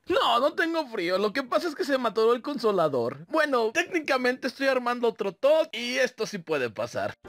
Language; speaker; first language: Spanish; native; Spanish